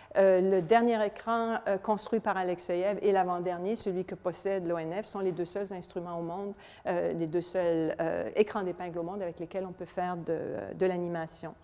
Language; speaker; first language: French; native; French